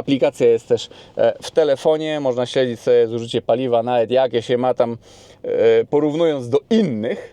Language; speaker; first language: Polish; native; Polish